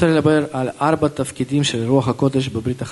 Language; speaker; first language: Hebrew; non-native, local second language; Russian